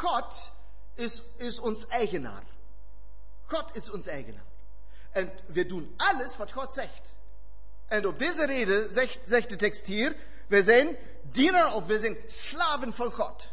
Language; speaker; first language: Dutch; non-native, fluent; German